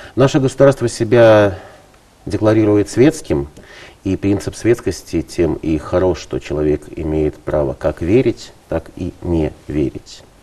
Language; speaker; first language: Russian; native; Russian